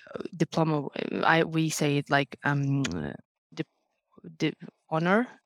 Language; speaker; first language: English; non-native, fluent; Lithuanian